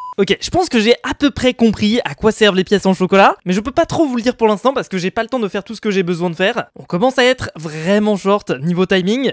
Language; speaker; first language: French; native; French